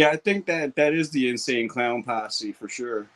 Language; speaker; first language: English; native; English